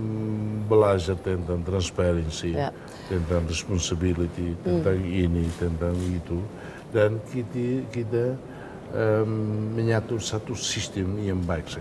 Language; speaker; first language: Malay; non-native, fluent; Tetum